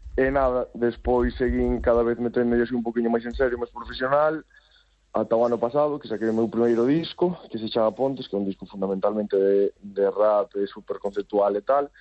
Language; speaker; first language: Galician; native; Galician